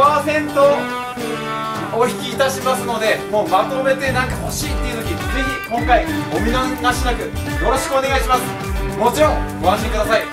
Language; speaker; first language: Japanese; native; Japanese